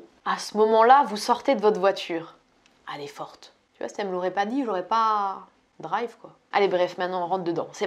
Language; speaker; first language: French; native; French